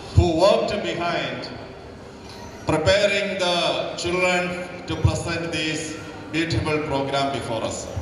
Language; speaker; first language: English; non-native, local second language; Malayalam